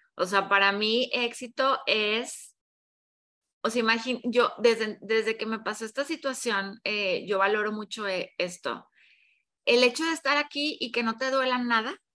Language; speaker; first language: Spanish; native; Spanish